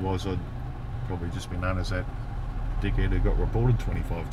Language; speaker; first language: English; native; English